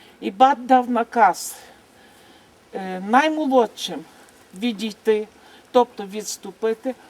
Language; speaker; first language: Ukrainian; native; Ukrainian